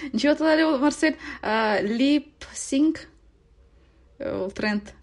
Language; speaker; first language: Tatar; native; Tatar